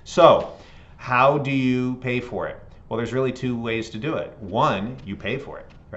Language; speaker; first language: English; native; English